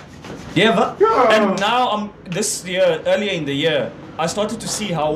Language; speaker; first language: English; non-native, local second language; Xhosa